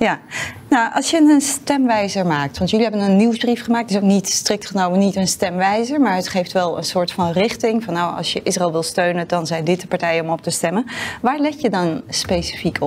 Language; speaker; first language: Dutch; native; Dutch